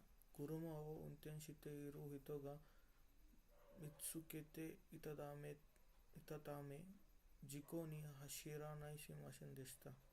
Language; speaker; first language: Japanese; non-native, learner; Marathi